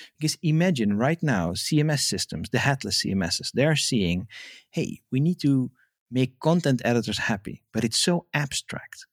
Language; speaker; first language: English; non-native, fluent; Dutch